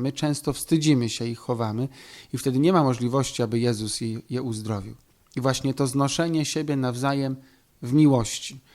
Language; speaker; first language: Polish; native; Polish